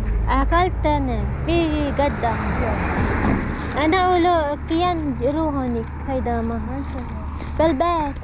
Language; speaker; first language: Arabic; non-native, learner; Filipino